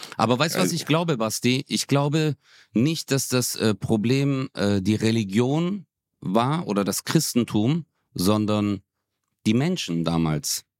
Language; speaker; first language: German; early bilingual, other home language; Turkish